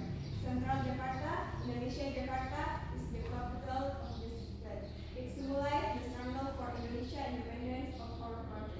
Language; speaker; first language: English; non-native, learner; Indonesian